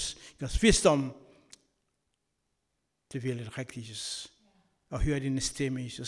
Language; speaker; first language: Danish; non-native, learner; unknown